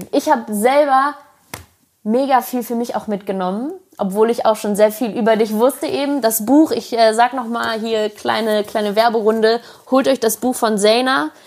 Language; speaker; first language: German; native; German